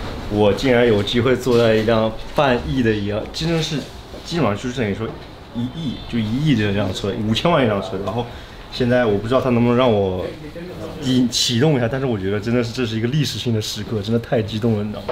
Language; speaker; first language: Chinese; native; Chinese